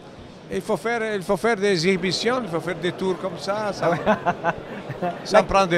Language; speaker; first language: French; non-native, fluent; Italian